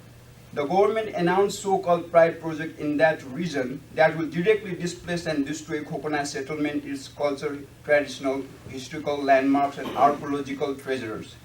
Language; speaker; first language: English; non-native, fluent; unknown